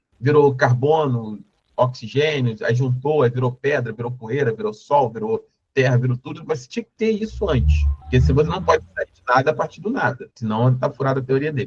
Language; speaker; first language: Portuguese; native; Portuguese